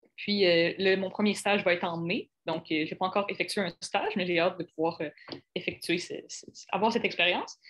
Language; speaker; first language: French; native; French